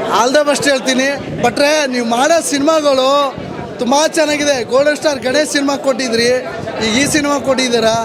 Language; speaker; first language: Kannada; native; Kannada